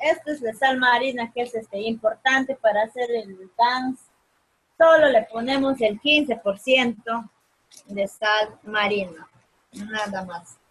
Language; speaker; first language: Spanish; native; Spanish